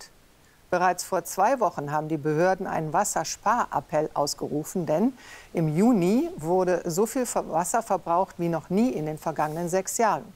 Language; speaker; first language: German; native; German